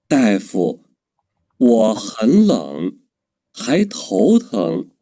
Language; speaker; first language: Chinese; non-native, learner; Urdu